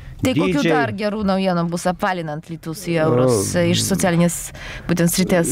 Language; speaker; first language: Lithuanian; non-native, local second language; Polish